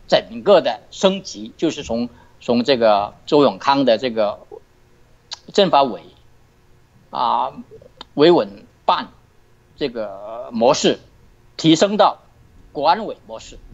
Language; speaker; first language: Chinese; native; Chinese